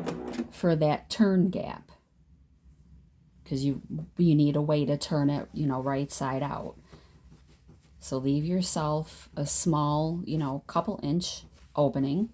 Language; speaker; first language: English; native; English